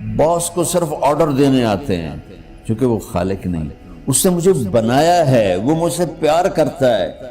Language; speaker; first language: Urdu; non-native, local second language; Punjabi